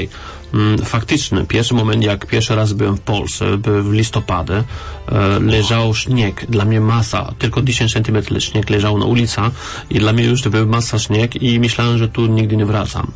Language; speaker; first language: Polish; non-native, learner; French